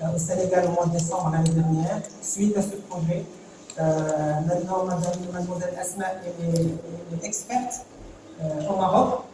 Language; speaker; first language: French; non-native, local second language; Arabic